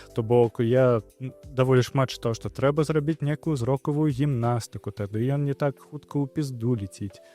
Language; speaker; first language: Belarusian; non-native, local second language; Russian